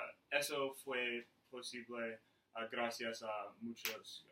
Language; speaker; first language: Spanish; non-native, learner; English